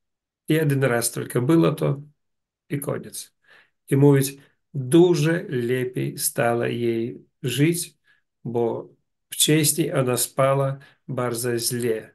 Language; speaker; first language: Polish; non-native, learner; Russian